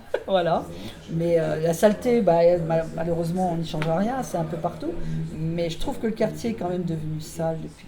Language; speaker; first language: French; native; French